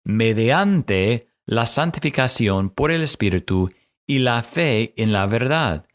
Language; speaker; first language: Spanish; non-native, fluent; English